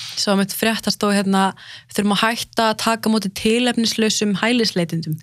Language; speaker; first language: Icelandic; early bilingual, other home language; Arabic